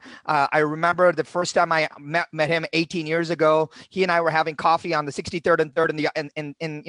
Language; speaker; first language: English; non-native, local second language; Tamil